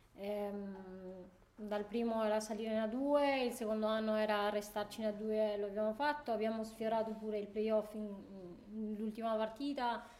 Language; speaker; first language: Italian; non-native, fluent; Spanish